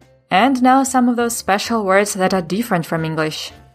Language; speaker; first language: English; non-native, fluent; Ukrainian